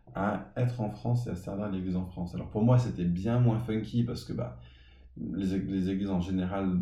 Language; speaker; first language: French; early bilingual, other home language; English